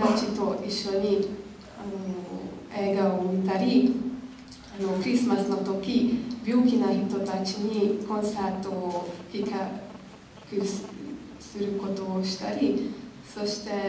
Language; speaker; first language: Japanese; non-native, learner; Hungarian